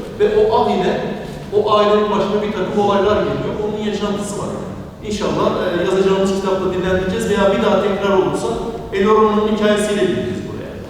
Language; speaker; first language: Turkish; non-native, local second language; Romany